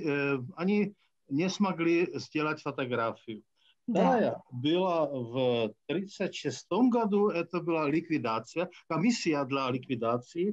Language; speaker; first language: Russian; non-native, fluent; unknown